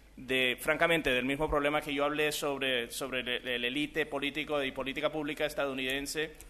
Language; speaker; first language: Spanish; early bilingual, other home language; English